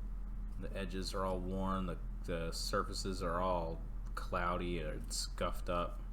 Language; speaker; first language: English; native; English